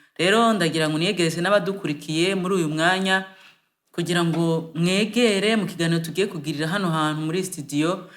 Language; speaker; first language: Kinyarwanda; native; Kinyarwanda